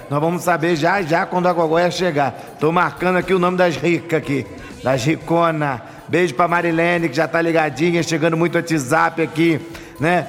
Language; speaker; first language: Portuguese; native; Portuguese